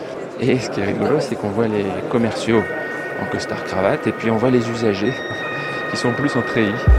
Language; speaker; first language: French; native; French